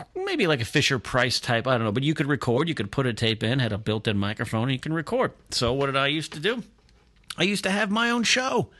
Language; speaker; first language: English; native; English